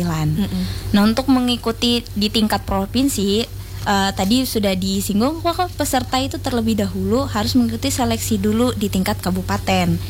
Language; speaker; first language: Indonesian; non-native, local second language; Batak Toba